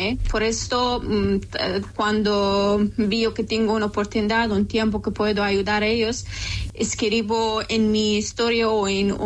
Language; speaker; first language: Spanish; non-native, local second language; Persian